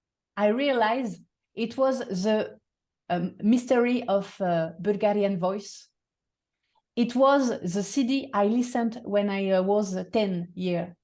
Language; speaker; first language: English; non-native, fluent; French